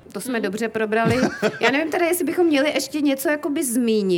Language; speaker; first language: Czech; native; Czech